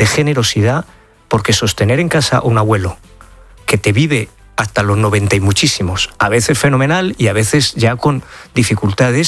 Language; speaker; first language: Spanish; native; Spanish